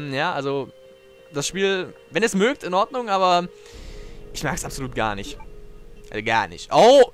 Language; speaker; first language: German; native; German